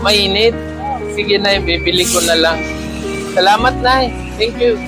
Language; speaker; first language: Filipino; non-native, learner; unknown